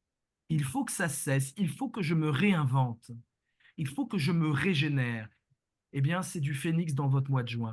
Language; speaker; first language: French; native; French